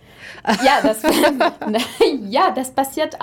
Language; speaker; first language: German; non-native, fluent; French